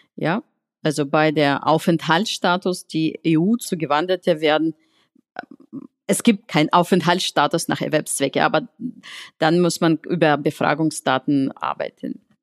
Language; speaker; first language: German; non-native, fluent; Russian